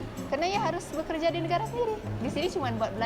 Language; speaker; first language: Indonesian; non-native, learner; Thai